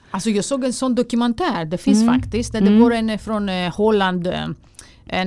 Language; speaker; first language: Swedish; non-native, fluent; Greek